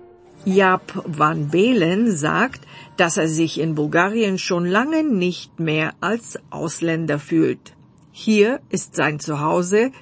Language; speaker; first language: German; non-native, fluent; Bulgarian